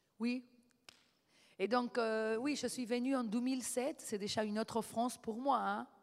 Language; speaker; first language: French; non-native, fluent; Spanish